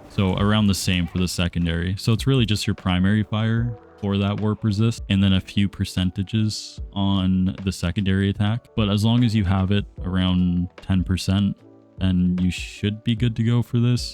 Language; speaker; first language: English; native; English